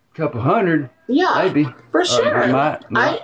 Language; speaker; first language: English; native; English